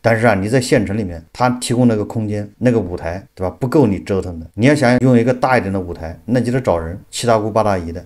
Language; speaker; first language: Chinese; native; Chinese